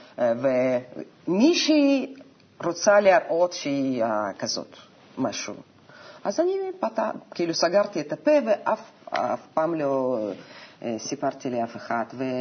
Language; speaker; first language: Hebrew; non-native, fluent; Russian